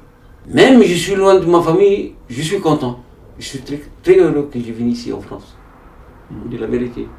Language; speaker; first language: French; non-native, learner; Arabic